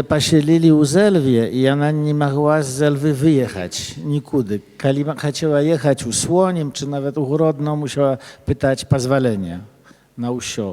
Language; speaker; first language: Polish; early bilingual, other home language; Belarusian